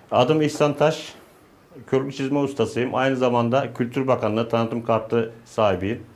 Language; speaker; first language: Turkish; native; Turkish